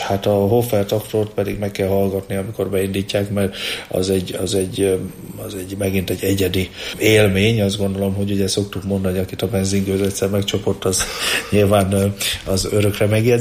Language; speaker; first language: Hungarian; native; Hungarian